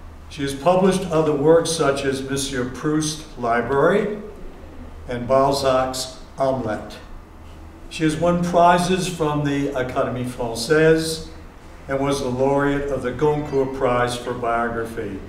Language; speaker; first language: English; native; English